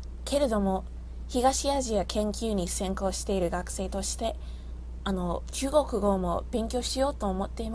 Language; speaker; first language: Japanese; non-native, learner; English